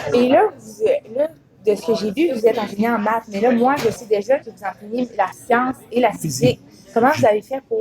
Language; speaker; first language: French; native; French